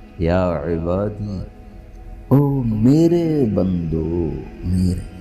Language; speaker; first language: Urdu; non-native, local second language; Punjabi